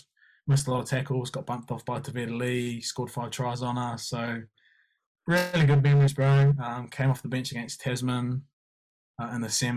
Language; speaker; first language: English; native; English